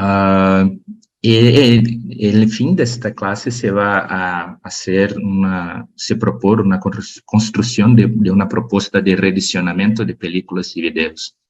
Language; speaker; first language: Spanish; non-native, learner; Portuguese